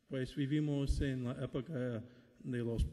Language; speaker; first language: Spanish; non-native, fluent; English